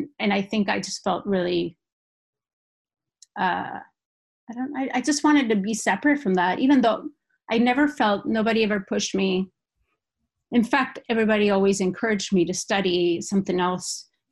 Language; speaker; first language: English; non-native, fluent; Spanish